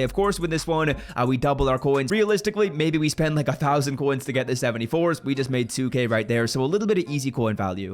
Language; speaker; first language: English; native; English